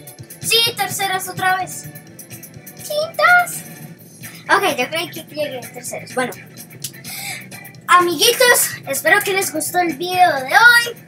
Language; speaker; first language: Spanish; early bilingual, heritage; Spanish